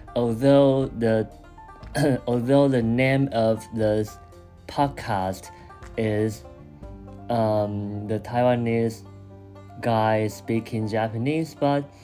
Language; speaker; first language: English; non-native, fluent; Chinese